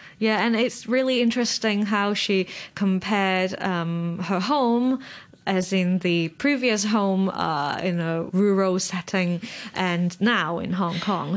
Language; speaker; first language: English; non-native, local second language; Cantonese